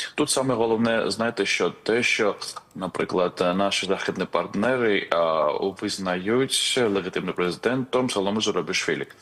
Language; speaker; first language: Ukrainian; non-native, fluent; Georgian